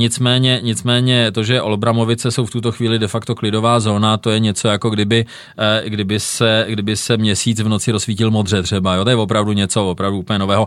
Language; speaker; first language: Czech; native; Czech